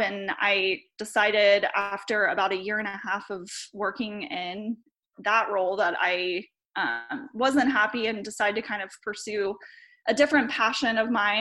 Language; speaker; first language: English; native; English